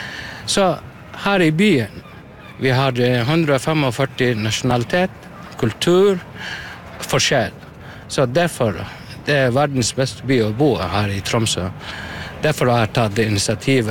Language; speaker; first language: Norwegian; non-native, learner; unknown